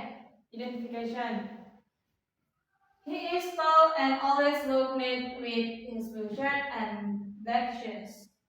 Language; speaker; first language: English; non-native, fluent; Indonesian